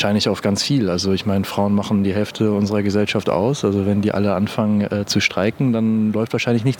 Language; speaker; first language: German; native; German